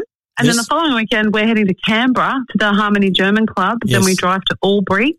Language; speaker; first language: English; native; English